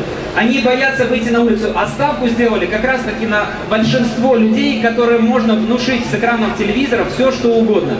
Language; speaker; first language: Russian; native; Russian